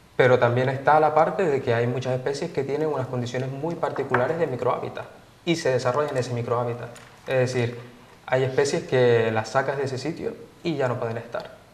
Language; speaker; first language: Spanish; native; Spanish